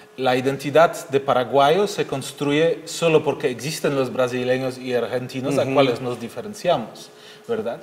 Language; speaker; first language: Spanish; non-native, fluent; German